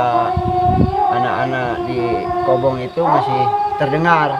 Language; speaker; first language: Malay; non-native, local second language; Sundanese